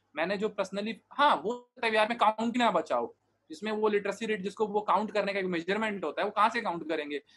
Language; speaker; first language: Hindi; native; Hindi